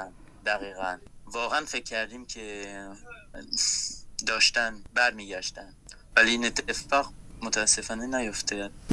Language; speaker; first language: Persian; non-native, fluent; French